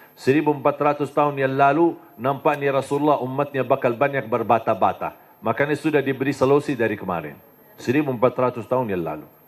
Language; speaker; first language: Indonesian; non-native, fluent; Arabic